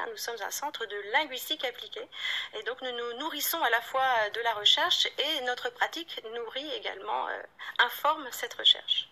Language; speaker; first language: French; native; French